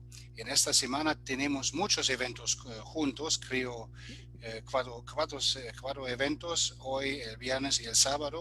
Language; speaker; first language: Spanish; non-native, fluent; German